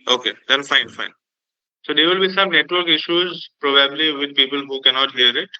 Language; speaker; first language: English; non-native, local second language; Assamese